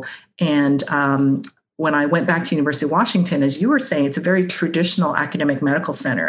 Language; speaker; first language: English; non-native, local second language; Cantonese